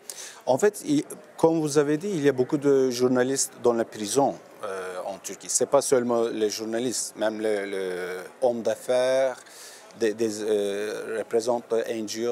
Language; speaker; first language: French; non-native, learner; Turkish